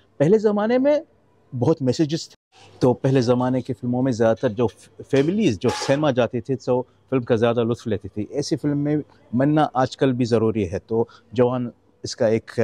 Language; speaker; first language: Hindi; non-native, fluent; Arabic